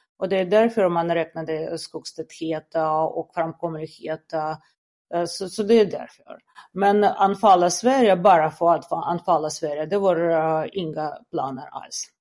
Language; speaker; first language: Swedish; non-native, fluent; Russian